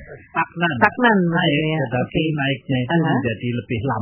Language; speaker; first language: Indonesian; non-native, local second language; Javanese